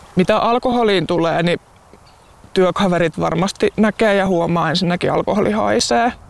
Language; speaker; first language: Finnish; native; Finnish